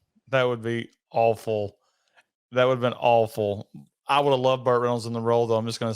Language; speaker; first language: English; native; English